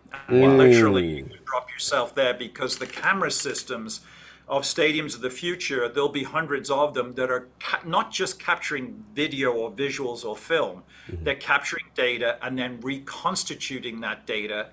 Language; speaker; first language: English; native; English